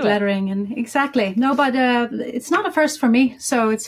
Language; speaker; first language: English; non-native, fluent; Icelandic